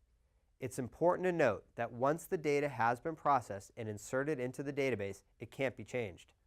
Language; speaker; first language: English; native; English